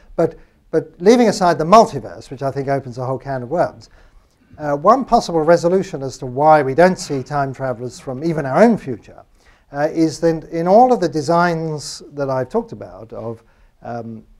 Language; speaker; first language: English; native; English